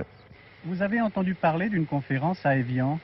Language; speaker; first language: French; native; French